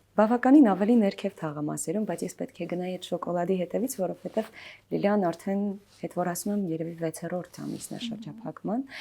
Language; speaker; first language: Armenian; native; Armenian